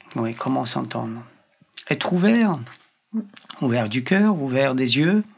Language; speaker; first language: French; non-native, fluent; Polish